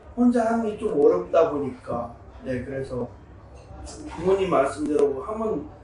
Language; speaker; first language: Korean; early bilingual, heritage; Korean